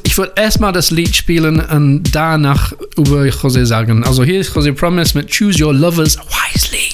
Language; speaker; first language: German; non-native, learner; English